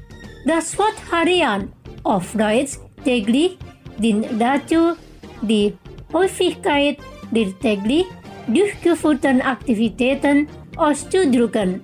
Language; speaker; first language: German; non-native, fluent; Indonesian